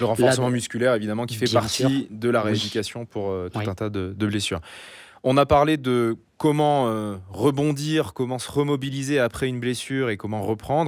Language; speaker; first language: French; native; French